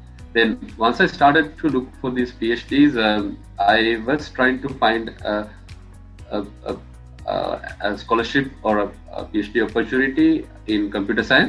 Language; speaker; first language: English; non-native, local second language; Sinhala